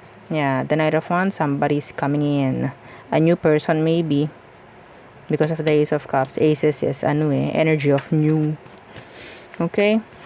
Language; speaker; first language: English; non-native, local second language; Filipino